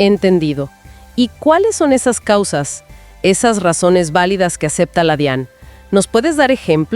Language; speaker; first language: Spanish; native; Spanish